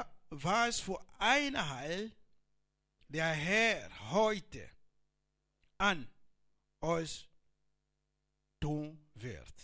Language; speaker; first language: German; non-native, learner; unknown